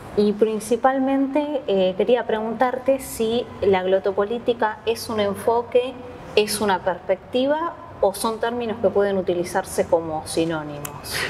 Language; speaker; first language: Spanish; native; Spanish